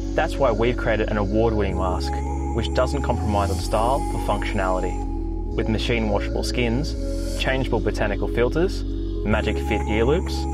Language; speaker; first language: English; native; English